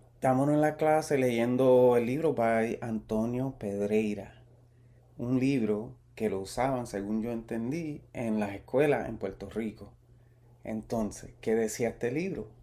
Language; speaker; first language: Spanish; early bilingual, heritage; Spanish